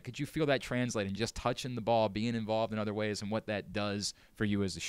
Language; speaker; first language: English; native; English